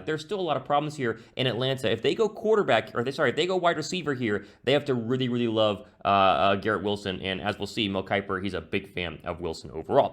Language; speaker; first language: English; native; English